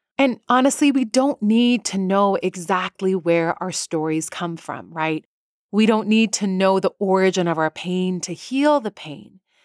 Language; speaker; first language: English; early bilingual, other home language; Persian